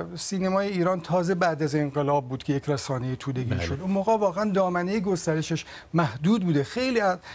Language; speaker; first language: Persian; native; Persian